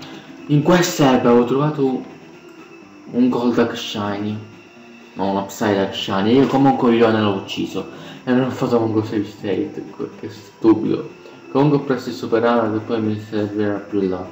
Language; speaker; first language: Italian; native; Italian